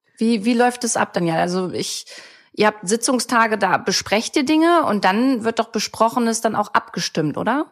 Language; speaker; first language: German; native; German